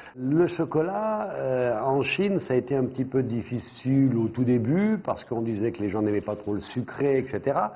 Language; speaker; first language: French; native; French